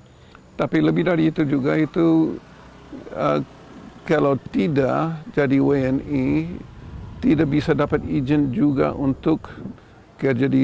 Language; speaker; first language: Indonesian; non-native, fluent; English